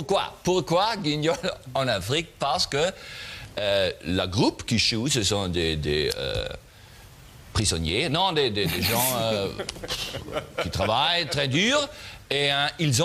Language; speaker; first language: French; non-native, learner; German